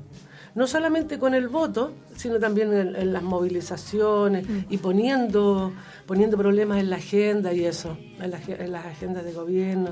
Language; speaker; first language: Spanish; native; Spanish